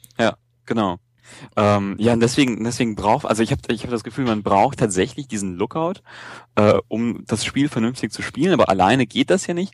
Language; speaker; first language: German; native; German